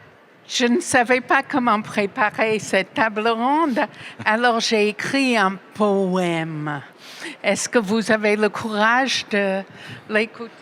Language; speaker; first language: French; non-native, fluent; English